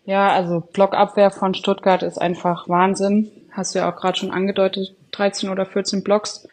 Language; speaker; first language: German; native; German